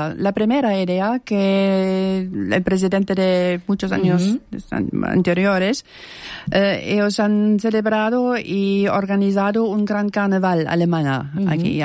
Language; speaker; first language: Spanish; non-native, fluent; German